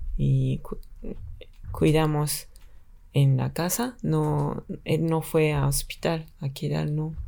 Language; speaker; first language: Spanish; non-native, fluent; Japanese